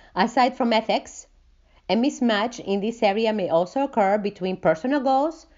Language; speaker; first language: English; non-native, fluent; Greek